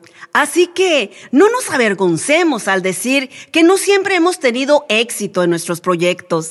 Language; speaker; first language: Spanish; native; Spanish